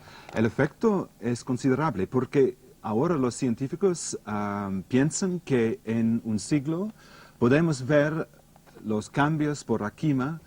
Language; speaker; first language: Spanish; non-native, fluent; English